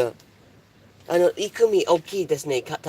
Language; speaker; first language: Japanese; non-native, learner; English